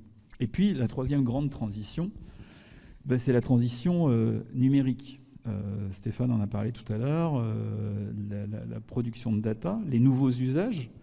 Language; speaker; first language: French; native; French